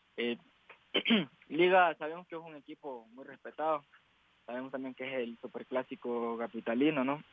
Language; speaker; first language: Spanish; native; Spanish